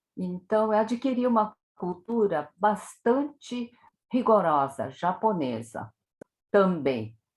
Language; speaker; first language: Portuguese; native; Portuguese